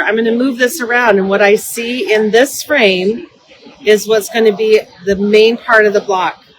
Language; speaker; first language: English; native; English